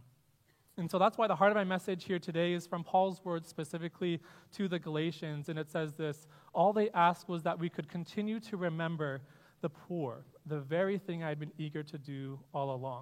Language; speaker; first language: English; native; English